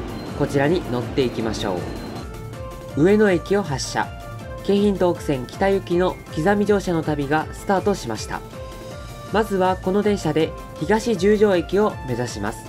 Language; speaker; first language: Japanese; native; Japanese